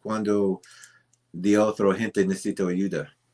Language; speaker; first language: Spanish; non-native, learner; English